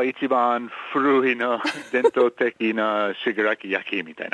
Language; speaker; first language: Japanese; non-native, learner; English